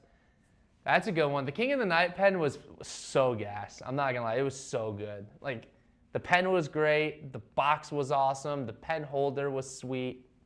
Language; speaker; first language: English; native; English